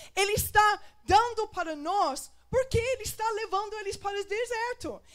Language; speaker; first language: Portuguese; non-native, fluent; English